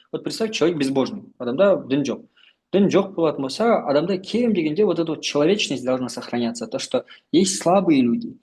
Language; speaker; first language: Russian; non-native, local second language; Kazakh